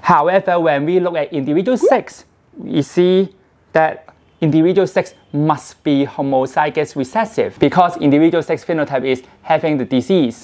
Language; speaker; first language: English; non-native, local second language; Cantonese